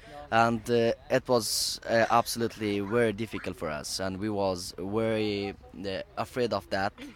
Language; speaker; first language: English; non-native, learner; Persian